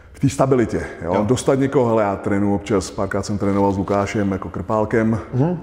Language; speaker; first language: Czech; native; Czech